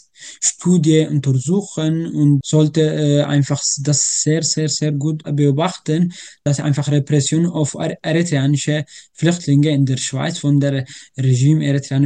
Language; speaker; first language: German; non-native, learner; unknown